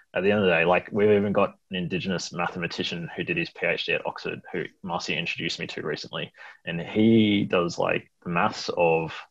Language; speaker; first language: English; native; English